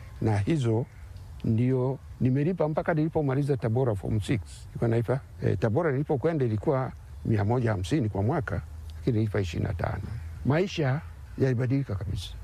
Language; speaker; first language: Swahili; non-native, local second language; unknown